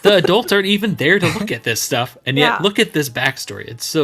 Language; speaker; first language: English; native; English